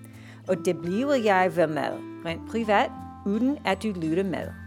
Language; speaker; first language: Danish; non-native, learner; English